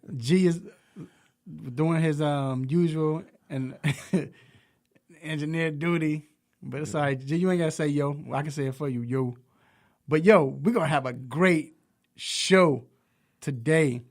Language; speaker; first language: English; native; English